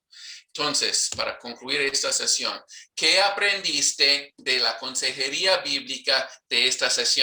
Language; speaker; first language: Spanish; non-native, fluent; English